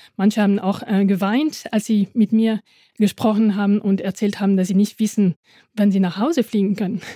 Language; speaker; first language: German; non-native, fluent; French